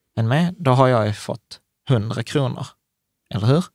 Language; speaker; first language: Swedish; native; Swedish